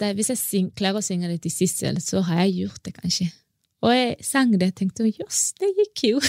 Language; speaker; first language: Norwegian; non-native, fluent; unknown